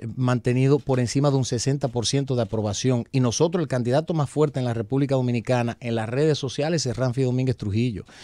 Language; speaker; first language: Spanish; early bilingual, heritage; Spanish